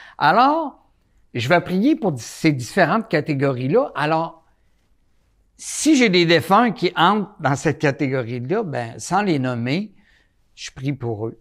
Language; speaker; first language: French; native; French